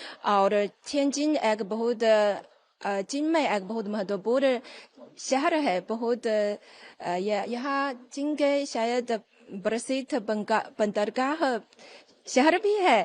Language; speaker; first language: Hindi; non-native, fluent; Chinese